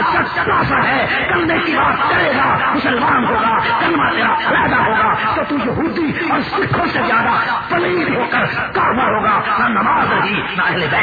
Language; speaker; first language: Urdu; native; Urdu